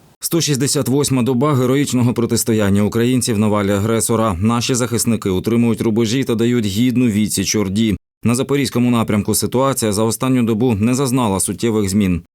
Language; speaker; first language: Ukrainian; native; Ukrainian